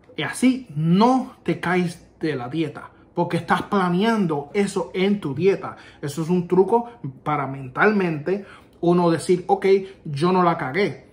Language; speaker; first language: Spanish; native; Spanish